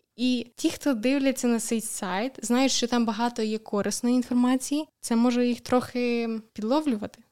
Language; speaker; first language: Ukrainian; native; Ukrainian